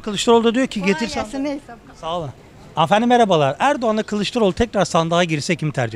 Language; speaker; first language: Turkish; native; Turkish